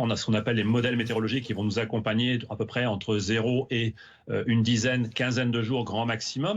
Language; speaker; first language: French; native; French